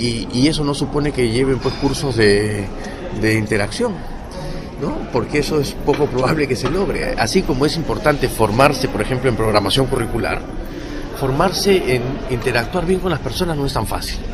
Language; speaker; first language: Spanish; native; Spanish